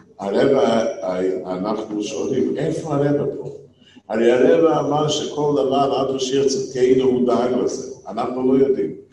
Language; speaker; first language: Hebrew; non-native, fluent; English